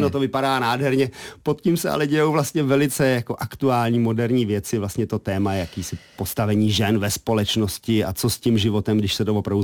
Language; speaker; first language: Czech; native; Czech